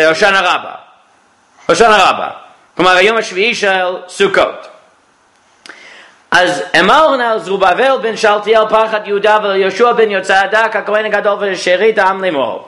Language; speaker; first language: Hebrew; non-native, fluent; English